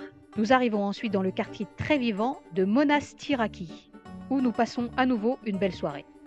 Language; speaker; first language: French; native; French